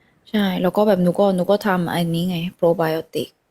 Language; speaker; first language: Thai; early bilingual, heritage; Thai